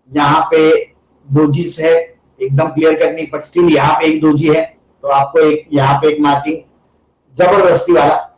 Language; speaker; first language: Hindi; non-native, local second language; Marathi